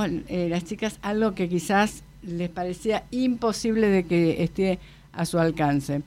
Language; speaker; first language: Spanish; native; Spanish